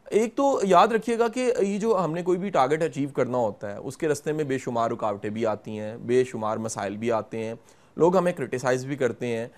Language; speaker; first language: Urdu; non-native, local second language; Punjabi